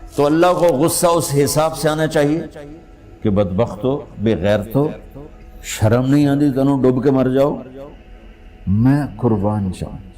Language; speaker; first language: Urdu; non-native, local second language; Punjabi